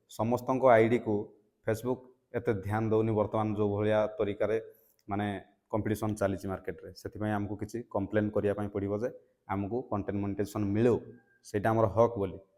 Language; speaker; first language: Odia; native; Odia